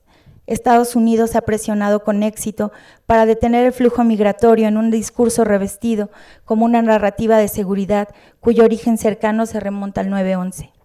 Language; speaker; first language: Spanish; native; Spanish